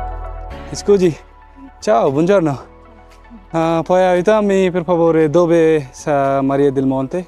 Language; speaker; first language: Italian; non-native, learner; Bangla